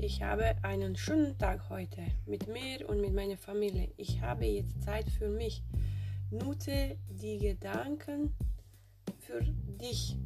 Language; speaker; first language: German; non-native, fluent; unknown